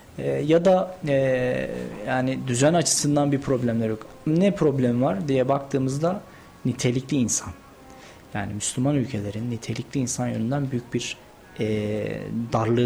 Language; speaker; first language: Turkish; native; Turkish